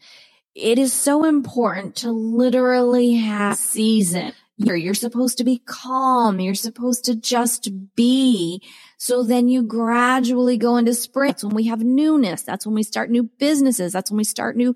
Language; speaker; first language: English; native; English